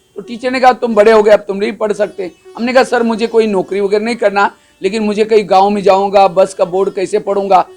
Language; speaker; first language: Hindi; non-native, local second language; Marathi